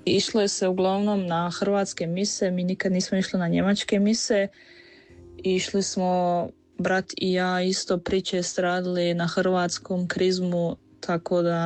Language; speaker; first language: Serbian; early bilingual, heritage; Croatian